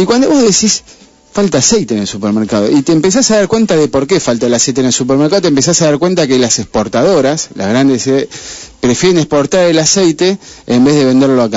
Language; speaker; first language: Spanish; native; Spanish